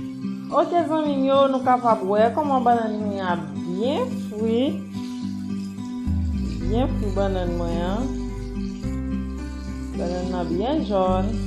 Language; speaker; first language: French; non-native, learner; Haitian Creole